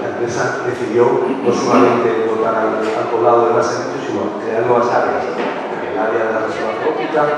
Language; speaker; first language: Spanish; native; Spanish